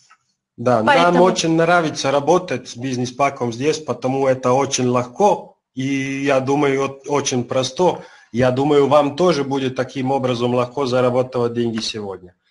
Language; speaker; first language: Russian; non-native, learner; Serbian